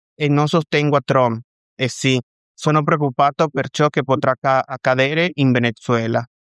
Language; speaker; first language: Italian; non-native, fluent; Spanish